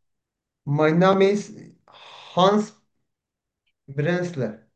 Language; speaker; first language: German; non-native, learner; Turkish